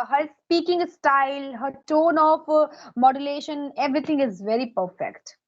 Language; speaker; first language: English; non-native, local second language; Hindi